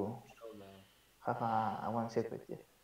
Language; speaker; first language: English; non-native, learner; Spanish